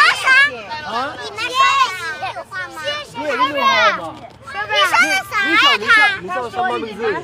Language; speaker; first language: Chinese; non-native, learner; Bangla